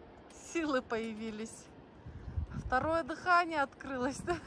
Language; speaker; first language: Russian; non-native, local second language; Kyrgyz